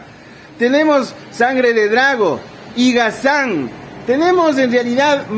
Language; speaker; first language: Spanish; native; Spanish